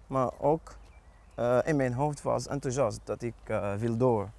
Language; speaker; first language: Dutch; non-native, learner; Arabic